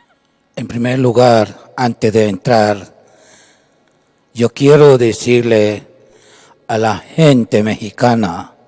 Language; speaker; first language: Spanish; non-native, local second language; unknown